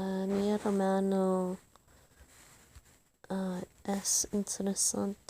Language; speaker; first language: Spanish; non-native, learner; English